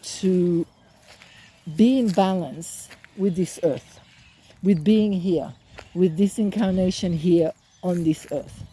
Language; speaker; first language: English; native; English